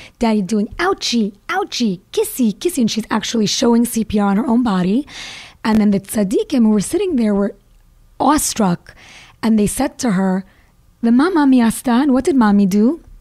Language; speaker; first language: English; native; English